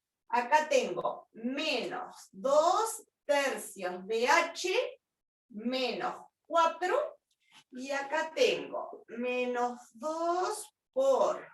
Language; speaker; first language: Spanish; native; Spanish